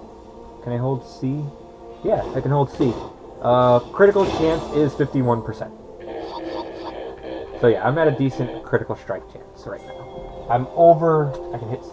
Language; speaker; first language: English; native; English